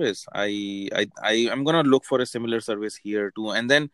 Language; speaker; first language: English; non-native, local second language; Hindi